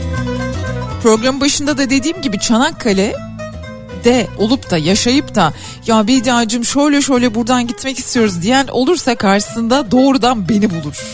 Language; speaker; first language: Turkish; native; Turkish